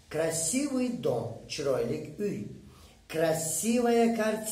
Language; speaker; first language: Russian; non-native, fluent; Uzbek